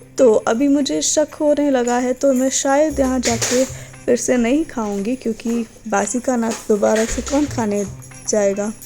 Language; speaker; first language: Hindi; non-native, local second language; Kannada